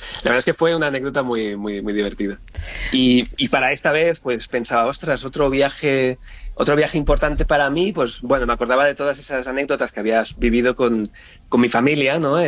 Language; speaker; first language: Spanish; native; Spanish